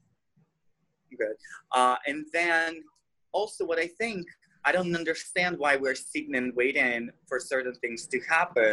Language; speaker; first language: English; non-native, fluent; Russian